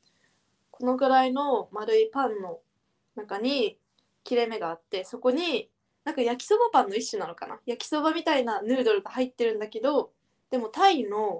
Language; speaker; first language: Japanese; native; Japanese